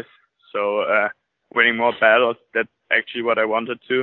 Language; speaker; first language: English; non-native, fluent; German